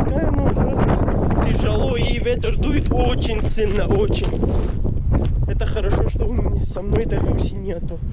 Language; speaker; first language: Russian; non-native, learner; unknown